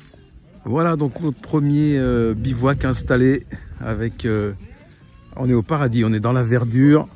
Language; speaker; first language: French; native; French